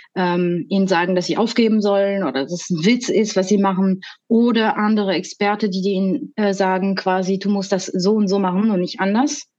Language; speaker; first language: German; non-native, fluent; French